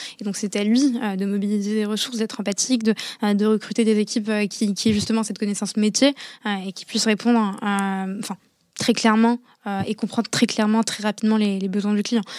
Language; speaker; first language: French; non-native, local second language; Arabic